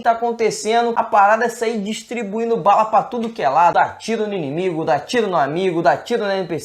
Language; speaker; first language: Portuguese; native; Portuguese